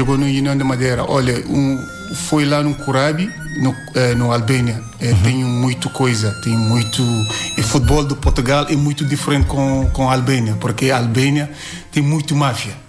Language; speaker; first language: Portuguese; non-native, learner; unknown